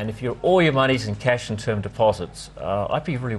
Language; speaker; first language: English; native; English